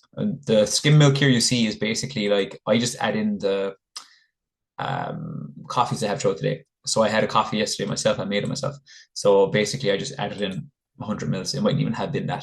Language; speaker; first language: English; native; English